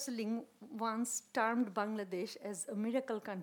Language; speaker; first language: English; non-native, local second language; Bangla